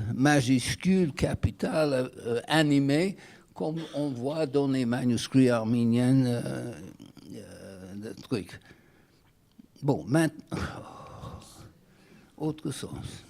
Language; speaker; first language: French; non-native, fluent; English